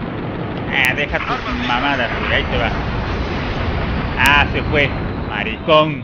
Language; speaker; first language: Spanish; native; Spanish